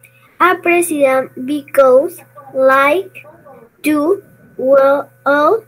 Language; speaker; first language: English; non-native, learner; Spanish